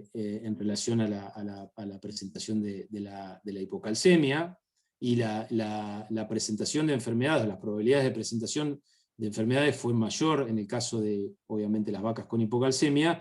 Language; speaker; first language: Spanish; native; Spanish